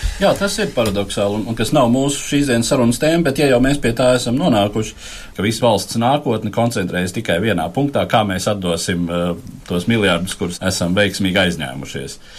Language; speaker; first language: Latvian; native; Latvian